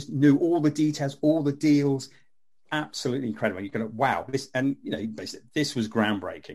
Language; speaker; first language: English; native; English